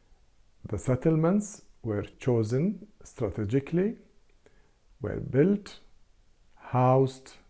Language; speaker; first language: English; non-native, fluent; Arabic